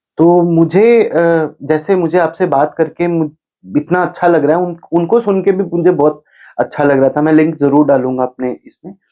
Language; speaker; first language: Hindi; native; Hindi